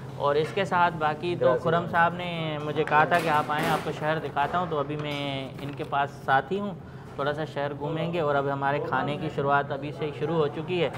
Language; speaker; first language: Urdu; non-native, local second language; Sindhi